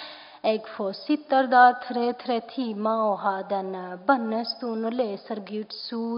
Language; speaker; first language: Norwegian; non-native, fluent; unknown